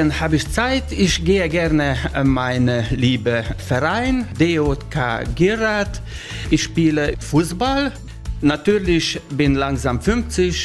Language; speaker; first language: German; non-native, fluent; Hungarian